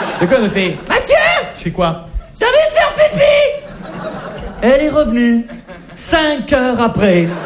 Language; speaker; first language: French; native; French